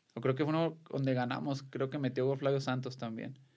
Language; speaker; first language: Spanish; native; Spanish